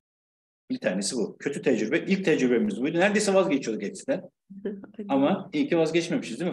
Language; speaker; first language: Turkish; native; Turkish